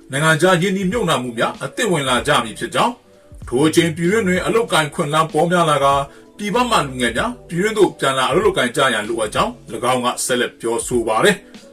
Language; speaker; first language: Burmese; native; Burmese